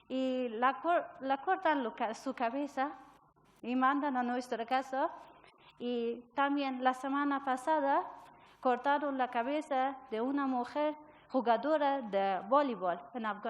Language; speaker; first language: Spanish; non-native, learner; Persian